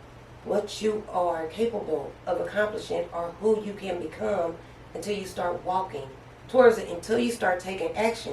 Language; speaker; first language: English; native; English